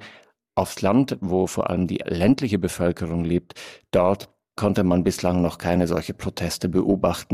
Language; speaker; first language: German; native; German